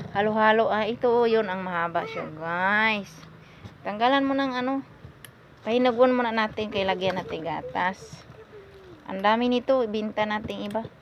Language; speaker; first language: Filipino; non-native, local second language; Cebuano